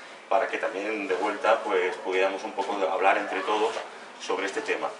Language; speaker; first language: Spanish; native; Spanish